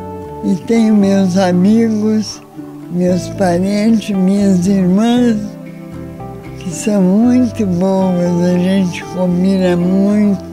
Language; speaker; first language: Portuguese; early bilingual, other home language; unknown